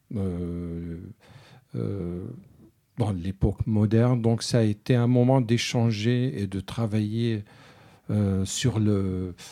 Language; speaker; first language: French; non-native, fluent; Arabic